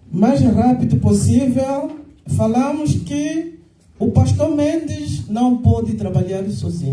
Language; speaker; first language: Portuguese; non-native, local second language; Lingala